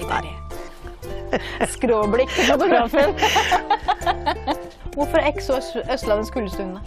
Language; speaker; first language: Norwegian; native; Norwegian